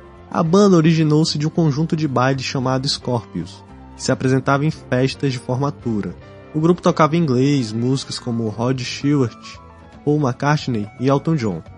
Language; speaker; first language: Portuguese; native; Portuguese